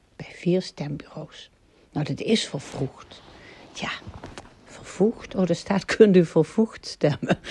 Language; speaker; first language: Dutch; native; Dutch